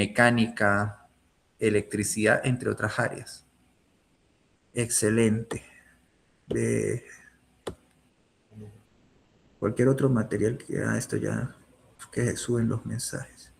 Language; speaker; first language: Spanish; native; Spanish